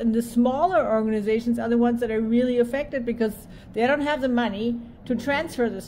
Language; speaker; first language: English; native; English